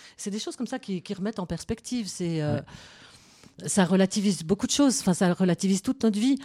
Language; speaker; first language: French; native; French